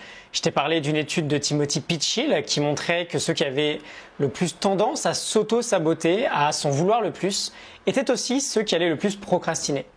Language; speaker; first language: French; native; French